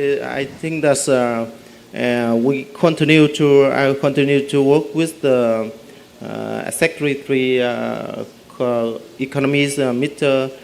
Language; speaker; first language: English; non-native, learner; Vietnamese